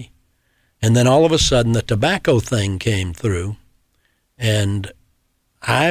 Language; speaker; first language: English; native; English